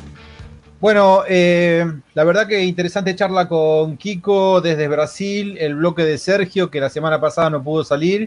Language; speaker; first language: Spanish; native; Spanish